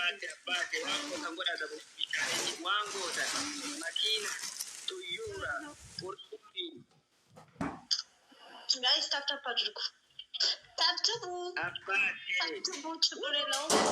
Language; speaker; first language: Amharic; non-native, local second language; Oromo